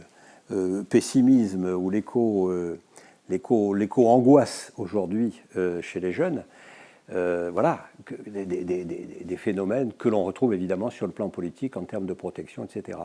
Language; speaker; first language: French; native; French